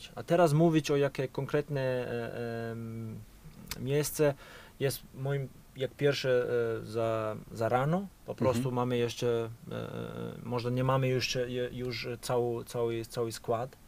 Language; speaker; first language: Polish; non-native, fluent; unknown